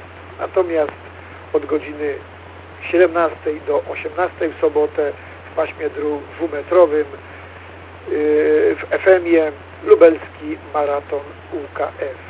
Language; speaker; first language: Polish; native; Polish